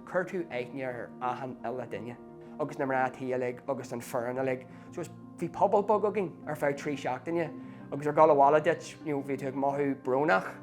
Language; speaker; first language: Irish; non-native, local second language; English